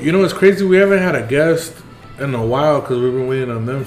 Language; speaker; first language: English; early bilingual, other home language; Spanish